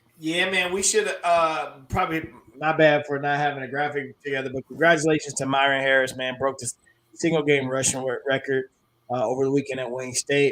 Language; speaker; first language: English; native; English